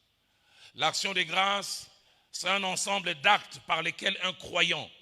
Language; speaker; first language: French; non-native, local second language; Lingala